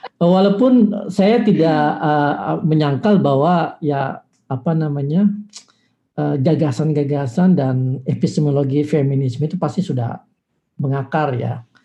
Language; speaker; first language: Indonesian; native; Indonesian